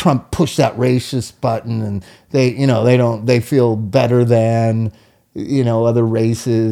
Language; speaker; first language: English; native; English